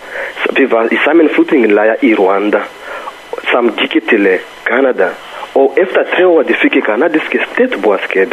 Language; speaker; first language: Danish; non-native, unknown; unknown